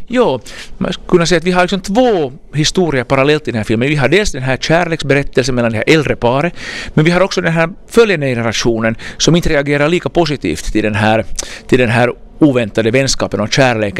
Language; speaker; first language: Swedish; native; Swedish